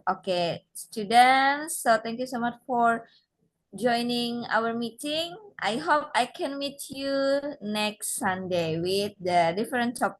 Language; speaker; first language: English; non-native, learner; Indonesian